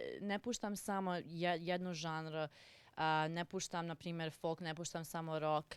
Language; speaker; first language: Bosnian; early bilingual, heritage; Serbian